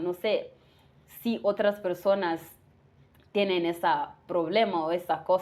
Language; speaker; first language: Spanish; non-native, fluent; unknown